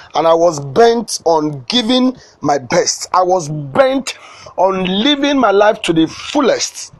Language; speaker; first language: English; non-native, local second language; Igbo